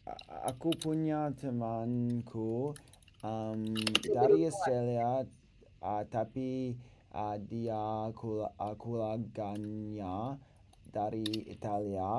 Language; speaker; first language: Indonesian; non-native, learner; English